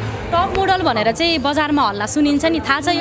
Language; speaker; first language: Nepali; native; Nepali